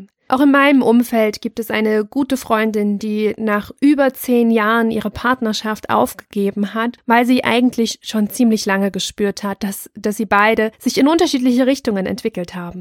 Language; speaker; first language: German; native; German